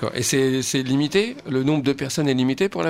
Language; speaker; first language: French; native; French